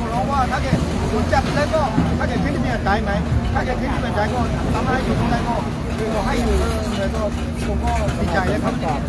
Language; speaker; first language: Thai; non-native, fluent; Burmese